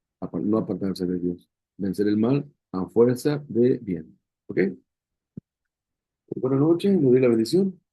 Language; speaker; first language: Spanish; native; Spanish